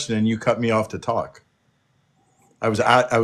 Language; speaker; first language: English; native; English